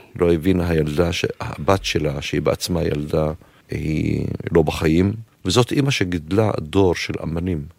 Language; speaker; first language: Hebrew; non-native, local second language; Arabic